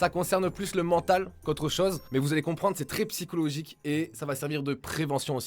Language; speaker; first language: French; native; French